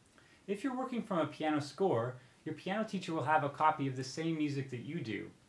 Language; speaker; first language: English; native; English